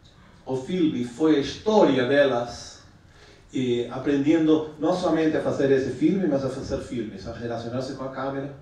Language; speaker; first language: Portuguese; non-native, fluent; Spanish